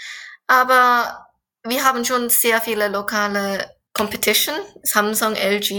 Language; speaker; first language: German; non-native, fluent; Korean